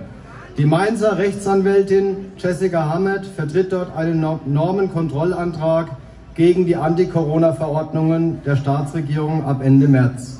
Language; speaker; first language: German; native; German